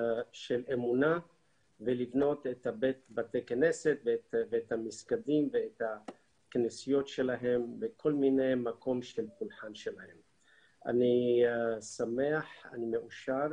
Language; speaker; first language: Hebrew; non-native, fluent; Arabic